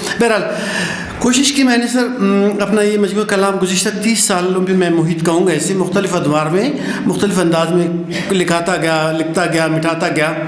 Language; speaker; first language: Urdu; non-native, local second language; Brahui